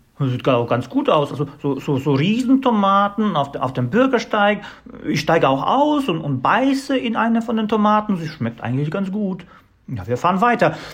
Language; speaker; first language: German; non-native, fluent; Bosnian